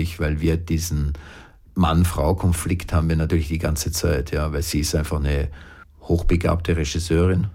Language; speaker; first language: German; native; German